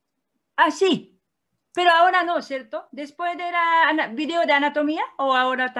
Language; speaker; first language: Spanish; non-native, learner; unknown